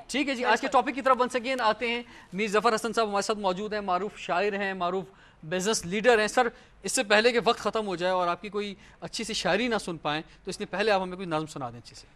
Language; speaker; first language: Urdu; native; Urdu